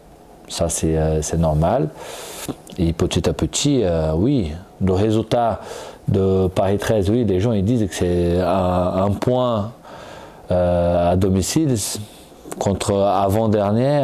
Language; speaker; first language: French; non-native, fluent; Portuguese